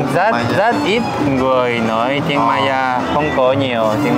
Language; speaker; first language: Vietnamese; non-native, learner; Spanish